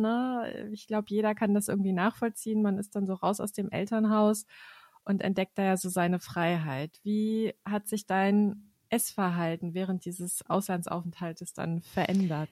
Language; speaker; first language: German; native; German